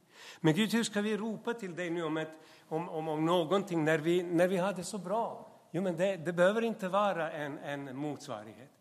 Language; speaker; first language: Swedish; non-native, fluent; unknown